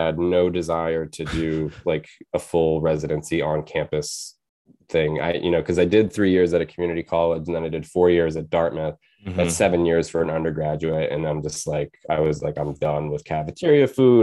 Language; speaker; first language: English; native; English